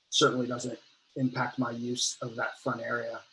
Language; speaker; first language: English; native; English